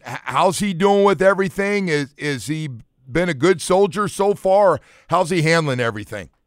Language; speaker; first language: English; native; English